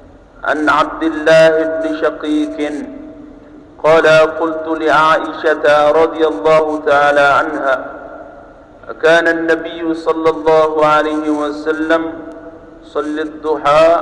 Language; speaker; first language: Arabic; non-native, fluent; Sasak